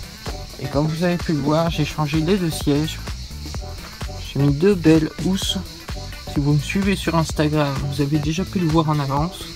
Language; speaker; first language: French; native; French